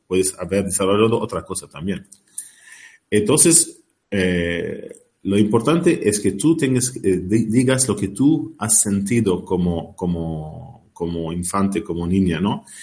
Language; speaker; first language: Spanish; non-native, learner; Arabic